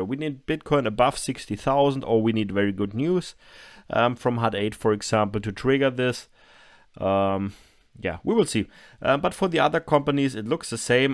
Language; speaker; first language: English; non-native, fluent; German